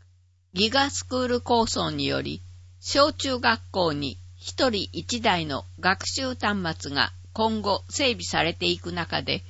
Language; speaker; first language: Japanese; native; Japanese